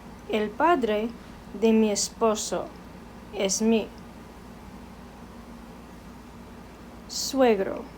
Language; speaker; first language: Spanish; non-native, fluent; English